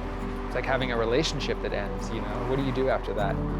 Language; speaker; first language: English; native; English